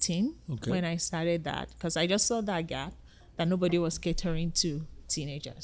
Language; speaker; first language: English; non-native, local second language; Yoruba